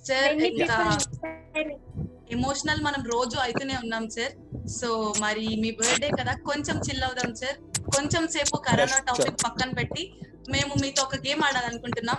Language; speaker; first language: Telugu; native; Telugu